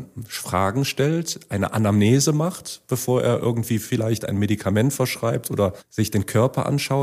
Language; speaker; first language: German; native; German